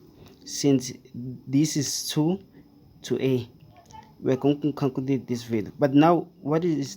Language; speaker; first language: English; non-native, fluent; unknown